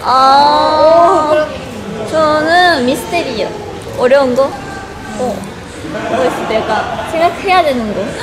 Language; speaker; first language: Korean; non-native, learner; Japanese